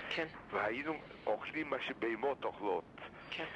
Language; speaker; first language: Hebrew; non-native, fluent; Lithuanian